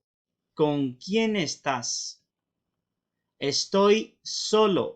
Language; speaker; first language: Spanish; non-native, fluent; Urdu